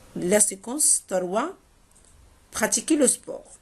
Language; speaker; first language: French; non-native, local second language; Arabic